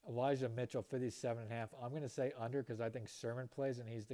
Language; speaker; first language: English; native; English